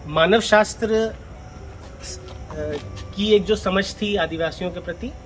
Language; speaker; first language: Hindi; native; Hindi